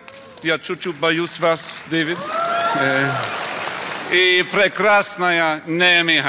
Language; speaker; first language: Russian; non-native, learner; English